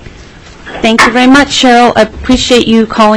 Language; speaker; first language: English; native; English